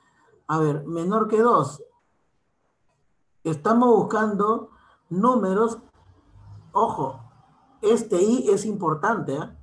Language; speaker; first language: Spanish; native; Spanish